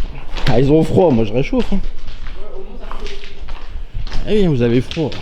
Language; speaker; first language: French; native; French